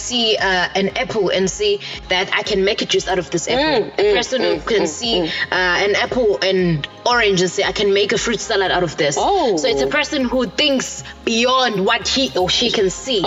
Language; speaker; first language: English; non-native, local second language; Zulu